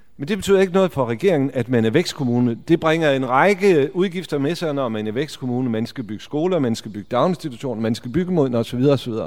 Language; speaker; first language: Danish; native; Danish